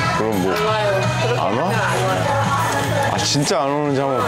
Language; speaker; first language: Korean; native; Korean